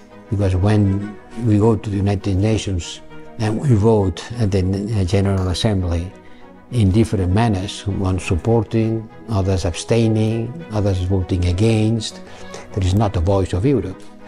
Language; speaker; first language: English; non-native, fluent; Catalan